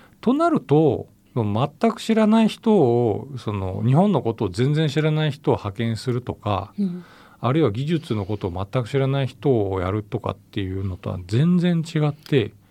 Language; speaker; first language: Japanese; native; Japanese